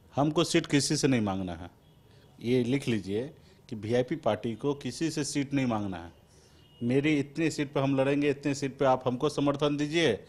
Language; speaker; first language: Hindi; native; Hindi